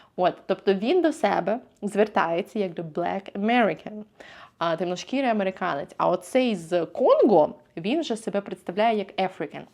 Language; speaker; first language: Ukrainian; native; Ukrainian